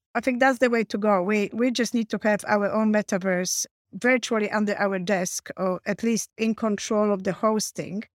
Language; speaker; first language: English; non-native, fluent; Polish